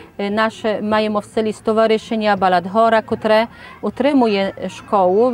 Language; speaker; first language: Polish; non-native, local second language; Ukrainian